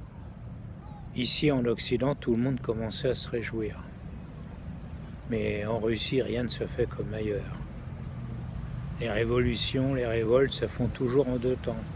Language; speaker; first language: French; native; French